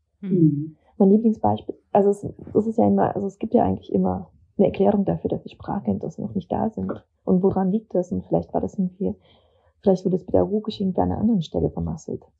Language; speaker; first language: German; early bilingual, other home language; Russian